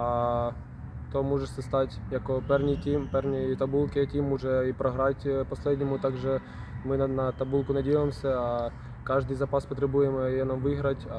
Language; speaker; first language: Czech; non-native, learner; Ukrainian